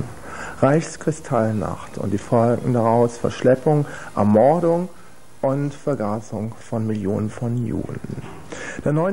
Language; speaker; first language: German; native; German